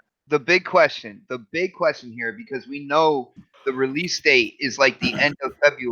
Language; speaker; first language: English; native; English